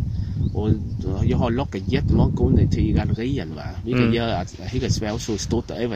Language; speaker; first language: Swedish; non-native, learner; Vietnamese